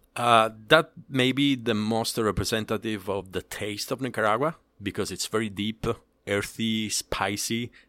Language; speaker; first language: English; non-native, fluent; Italian